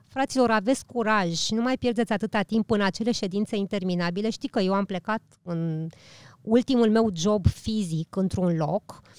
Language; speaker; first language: Romanian; early bilingual, heritage; Romanian